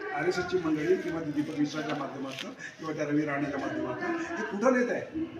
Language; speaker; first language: Marathi; native; Marathi